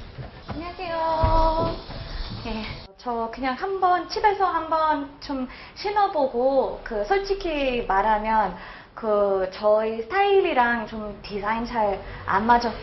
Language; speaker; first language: Korean; non-native, learner; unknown